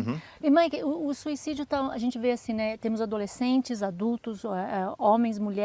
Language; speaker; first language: Portuguese; native; Portuguese